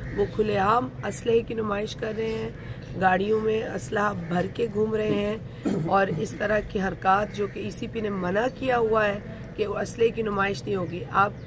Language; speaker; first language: Urdu; non-native, local second language; Sindhi